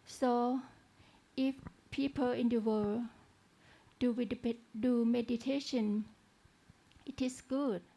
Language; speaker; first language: English; non-native, learner; Thai